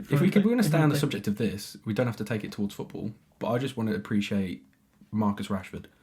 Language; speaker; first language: English; native; English